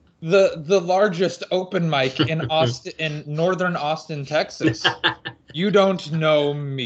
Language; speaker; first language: English; native; English